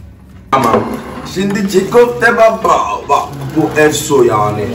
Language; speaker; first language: Turkish; non-native, learner; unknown